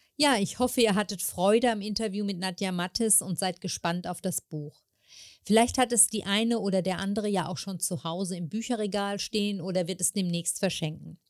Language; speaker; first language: German; native; German